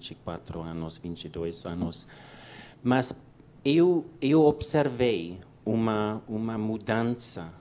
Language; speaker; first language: Portuguese; non-native, learner; English